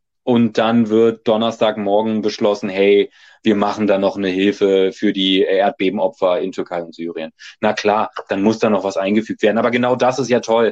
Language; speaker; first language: German; native; German